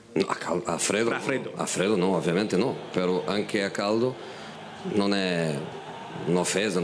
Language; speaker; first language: Italian; non-native, fluent; Portuguese